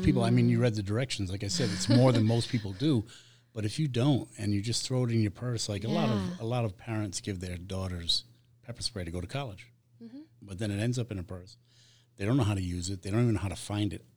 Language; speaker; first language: English; native; English